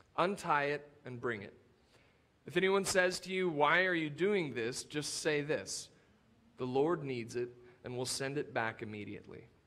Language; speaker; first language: English; native; English